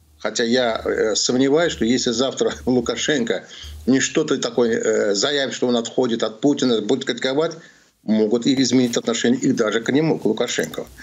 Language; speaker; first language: Russian; non-native, local second language; Azerbaijani